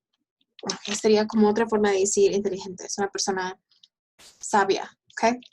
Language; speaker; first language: Spanish; early bilingual, heritage; Spanish